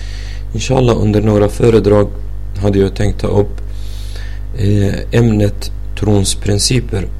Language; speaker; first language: Swedish; non-native, fluent; Arabic